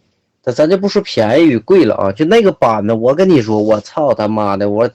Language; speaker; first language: Chinese; native; Chinese